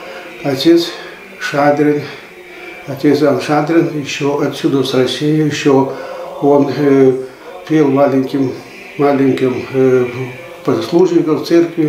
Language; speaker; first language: Russian; early bilingual, heritage; Russian